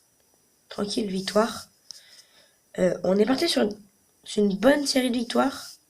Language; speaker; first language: French; native; French